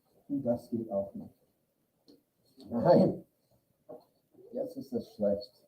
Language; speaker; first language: German; non-native, learner; English